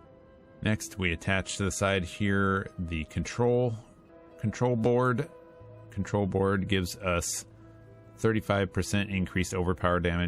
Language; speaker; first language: English; native; English